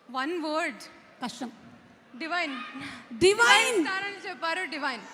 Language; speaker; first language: Telugu; non-native, learner; Kannada